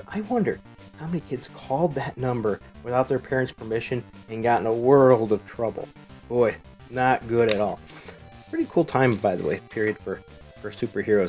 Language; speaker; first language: English; native; English